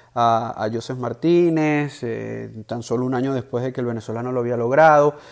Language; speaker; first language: Spanish; native; Spanish